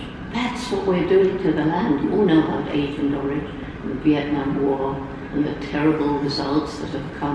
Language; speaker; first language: English; native; English